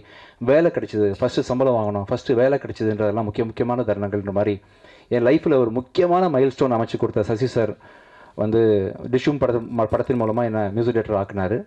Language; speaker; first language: Tamil; native; Tamil